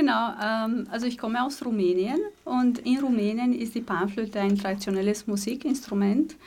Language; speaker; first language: German; native; German